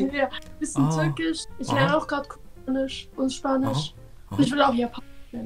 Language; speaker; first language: German; early bilingual, other home language; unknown